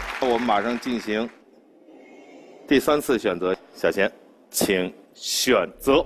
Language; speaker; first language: Chinese; native; Chinese